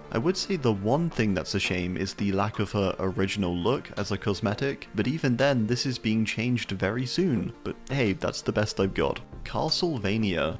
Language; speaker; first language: English; native; English